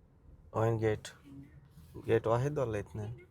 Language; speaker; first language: Arabic; non-native, learner; Telugu